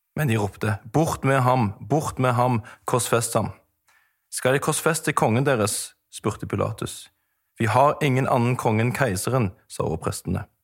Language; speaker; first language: Norwegian; native; Norwegian